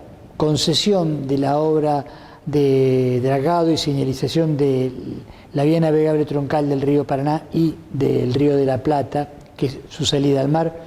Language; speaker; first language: Spanish; native; Spanish